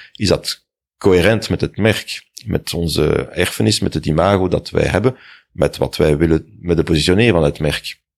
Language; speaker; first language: Dutch; non-native, local second language; French